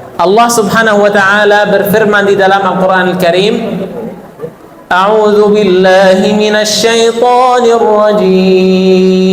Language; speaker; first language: Indonesian; non-native, fluent; Arabic